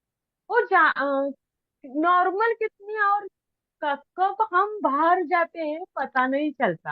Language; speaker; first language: Hindi; non-native, local second language; Marathi